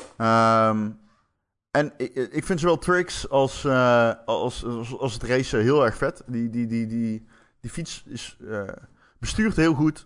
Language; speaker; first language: Dutch; native; Dutch